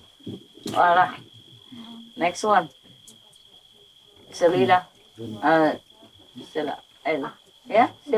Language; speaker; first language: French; non-native, learner; Vietnamese